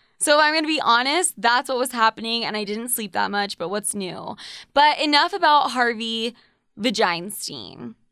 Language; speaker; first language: English; native; English